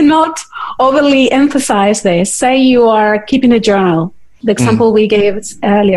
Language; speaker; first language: English; non-native, fluent; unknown